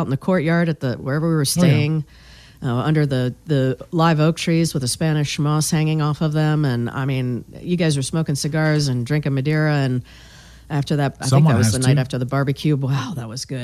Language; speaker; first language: English; native; English